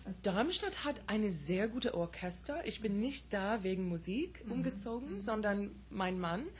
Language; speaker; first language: German; non-native, fluent; English